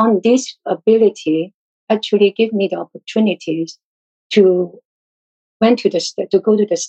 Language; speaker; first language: English; non-native, local second language; Cantonese